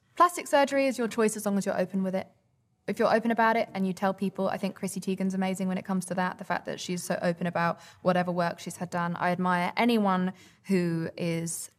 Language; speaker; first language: English; native; English